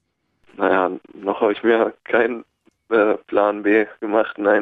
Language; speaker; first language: German; native; German